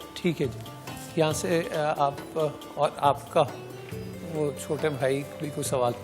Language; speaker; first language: Urdu; native; Urdu